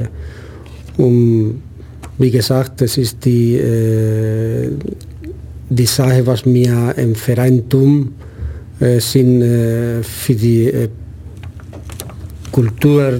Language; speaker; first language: German; non-native, fluent; Spanish